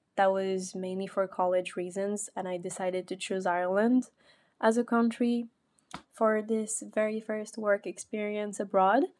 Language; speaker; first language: English; non-native, fluent; French